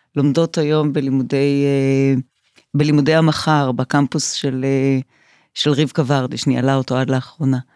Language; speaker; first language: Hebrew; native; Hebrew